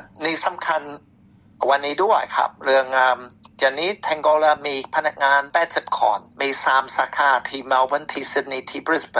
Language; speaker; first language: Thai; non-native, fluent; English